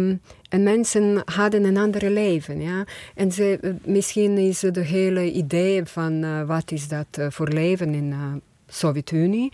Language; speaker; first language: Dutch; non-native, fluent; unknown